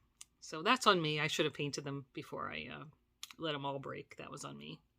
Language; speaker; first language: English; native; English